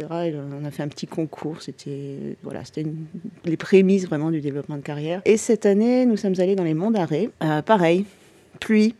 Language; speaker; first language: French; native; French